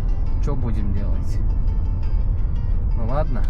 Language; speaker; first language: Russian; non-native, local second language; Kyrgyz